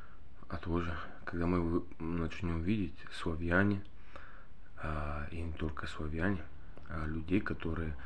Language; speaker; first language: Russian; non-native, learner; Bulgarian